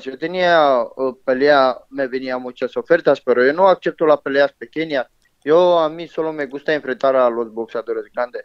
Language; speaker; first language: Spanish; non-native, learner; Romanian